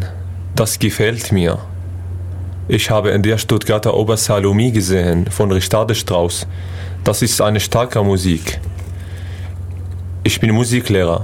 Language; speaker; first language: German; non-native, learner; Arabic